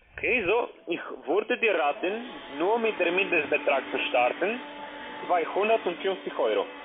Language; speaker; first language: German; non-native, learner; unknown